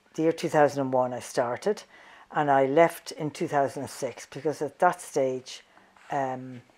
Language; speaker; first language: English; native; English